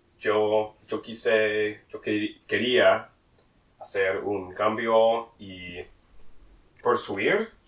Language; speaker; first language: Spanish; non-native, learner; English